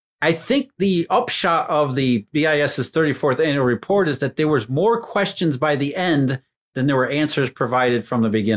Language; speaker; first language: English; native; English